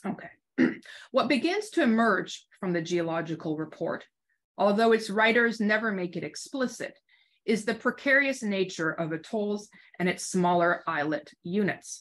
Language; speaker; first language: English; native; English